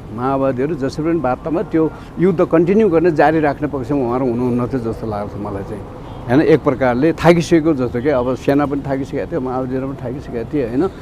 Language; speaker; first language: Nepali; native; Nepali